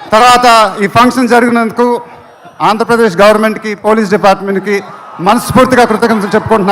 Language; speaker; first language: Telugu; native; Telugu